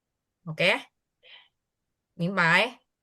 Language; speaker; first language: Chinese; non-native, fluent; Indonesian